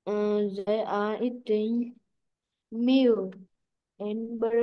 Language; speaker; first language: English; non-native, learner; Vietnamese